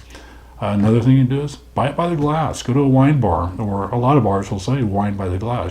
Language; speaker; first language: English; native; English